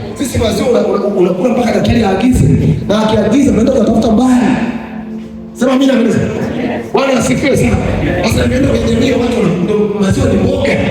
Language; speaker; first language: Swahili; non-native, local second language; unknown